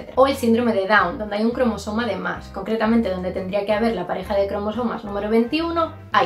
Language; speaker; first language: Spanish; native; Spanish